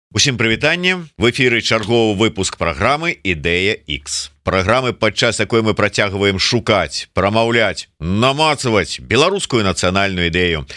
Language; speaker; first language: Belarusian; native; Belarusian